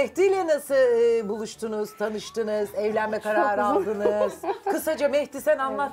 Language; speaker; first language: Turkish; native; Turkish